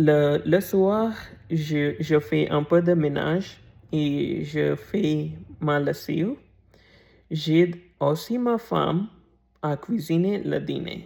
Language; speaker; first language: French; non-native, learner; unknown